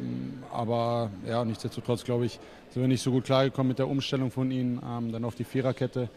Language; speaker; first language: German; native; German